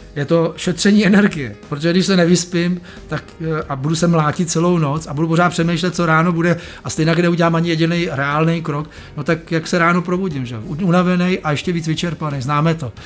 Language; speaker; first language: Czech; native; Czech